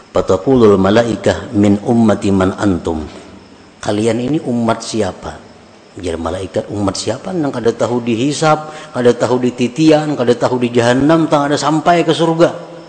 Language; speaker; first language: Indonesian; non-native, local second language; Banjar